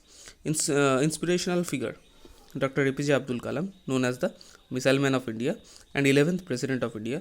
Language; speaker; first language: English; non-native, local second language; Hindi